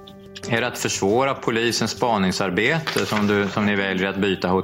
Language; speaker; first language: Swedish; native; Swedish